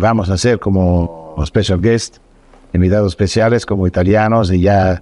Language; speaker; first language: Spanish; non-native, fluent; Italian